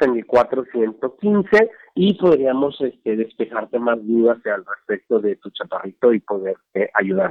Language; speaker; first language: Spanish; native; Spanish